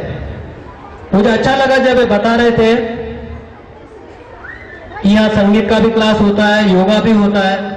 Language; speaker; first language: Hindi; non-native, local second language; Marathi